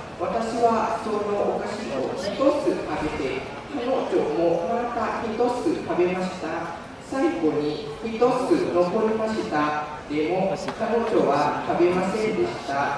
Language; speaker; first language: Japanese; non-native, learner; Lao